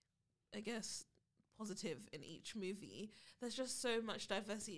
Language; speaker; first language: English; native; English